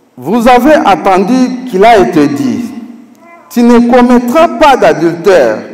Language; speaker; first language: French; non-native, local second language; Lingala